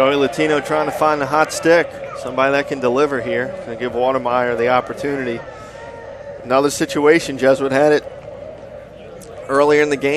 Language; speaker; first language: English; native; English